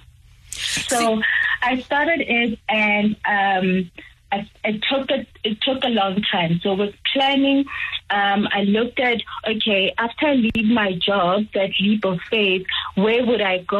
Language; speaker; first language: English; non-native, local second language; Tswana